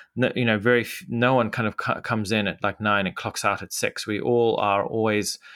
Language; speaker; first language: English; native; English